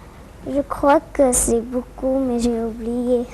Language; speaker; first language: French; non-native, learner; Arabic